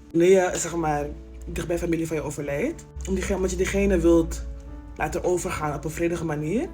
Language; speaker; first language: Dutch; native; Dutch